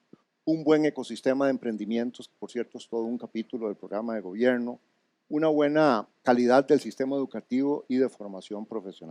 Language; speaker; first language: Spanish; native; Spanish